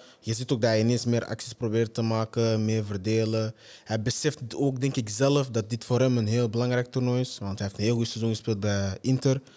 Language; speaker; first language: Dutch; native; Dutch